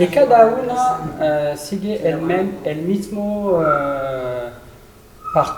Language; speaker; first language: Spanish; non-native, learner; French